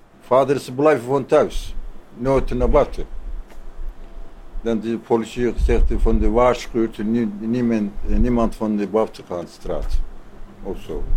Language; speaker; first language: Dutch; non-native, learner; Turkish